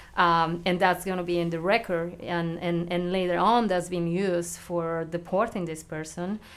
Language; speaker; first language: English; non-native, fluent; Spanish